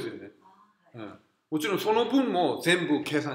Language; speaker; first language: Japanese; non-native, fluent; Korean